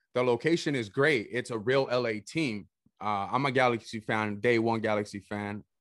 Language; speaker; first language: English; early bilingual, other home language; Spanish